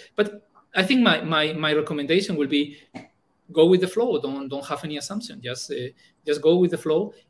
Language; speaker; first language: English; non-native, fluent; Spanish